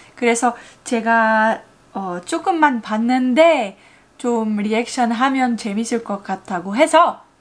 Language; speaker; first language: Korean; non-native, fluent; French